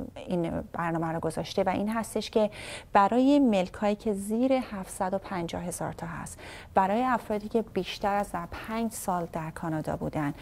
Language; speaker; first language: Persian; native; Persian